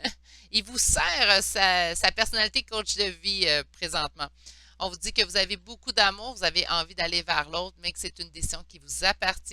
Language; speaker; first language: French; native; French